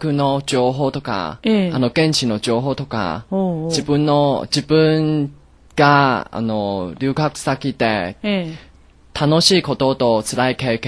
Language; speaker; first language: Japanese; non-native, learner; Chinese